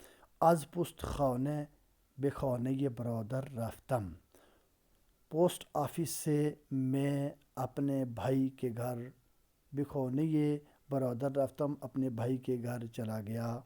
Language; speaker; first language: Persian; non-native, fluent; Urdu